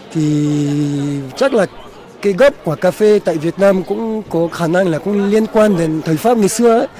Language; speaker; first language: Vietnamese; non-native, fluent; French